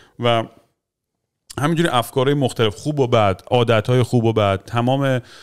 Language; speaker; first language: Persian; early bilingual, heritage; Persian